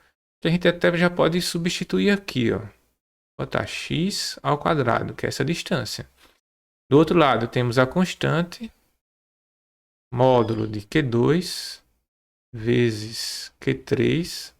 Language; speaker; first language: Portuguese; native; Portuguese